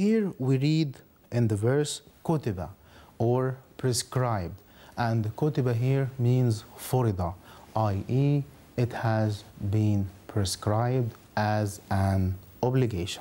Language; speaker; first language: English; non-native, fluent; Arabic